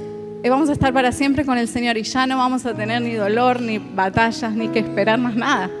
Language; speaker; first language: Spanish; native; Spanish